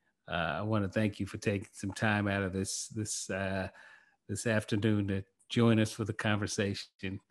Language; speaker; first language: English; native; English